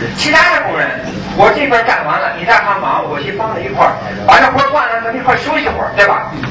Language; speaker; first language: Chinese; early bilingual, other home language; English